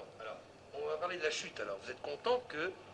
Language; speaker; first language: French; native; French